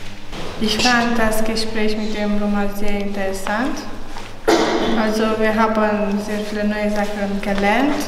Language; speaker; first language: German; non-native, fluent; Romanian